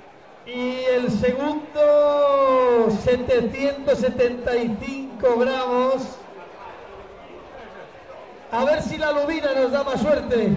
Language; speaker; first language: Spanish; native; Spanish